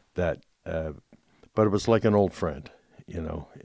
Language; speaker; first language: English; native; English